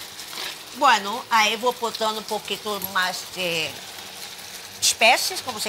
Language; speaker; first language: Spanish; non-native, fluent; Portuguese